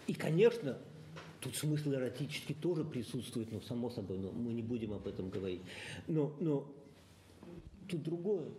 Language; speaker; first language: Russian; early bilingual, heritage; Russian